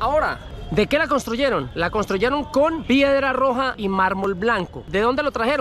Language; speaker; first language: Spanish; native; Spanish